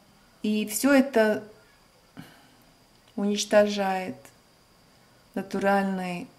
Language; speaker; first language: Russian; non-native, local second language; Latvian